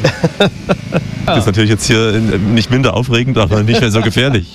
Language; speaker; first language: German; native; German